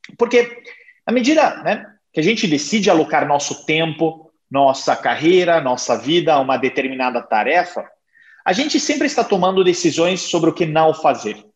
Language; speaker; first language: Portuguese; non-native, fluent; Italian